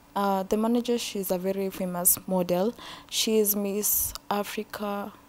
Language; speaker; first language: English; non-native, local second language; Swahili